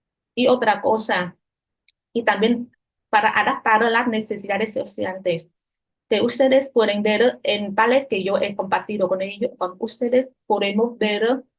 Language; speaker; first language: Spanish; non-native, fluent; Vietnamese